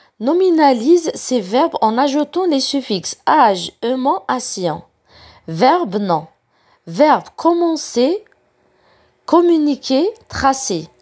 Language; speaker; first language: French; non-native, local second language; Arabic